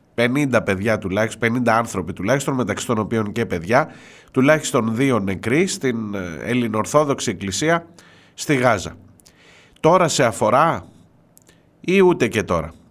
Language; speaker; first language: Greek; native; Greek